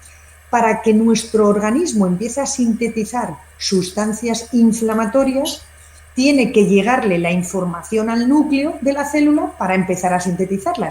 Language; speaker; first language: Spanish; native; Spanish